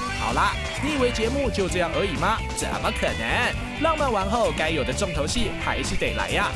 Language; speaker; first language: Chinese; native; Chinese